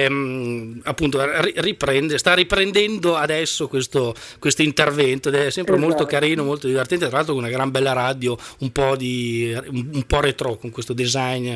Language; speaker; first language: Italian; native; Italian